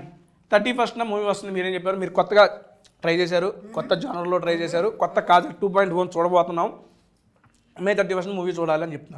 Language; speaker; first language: Telugu; native; Telugu